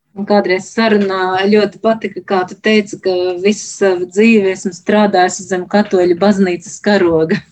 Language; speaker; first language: Latvian; native; Latvian